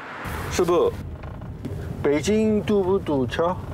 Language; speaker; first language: Chinese; non-native, learner; Korean